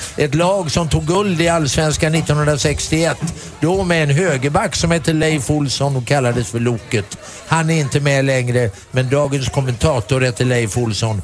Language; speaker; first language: Swedish; native; Swedish